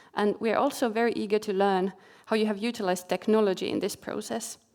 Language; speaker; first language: English; non-native, fluent; Finnish